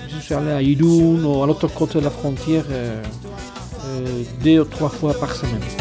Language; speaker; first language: French; non-native, fluent; Basque